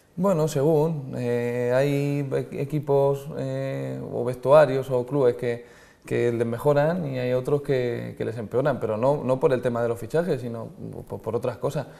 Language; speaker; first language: Spanish; native; Spanish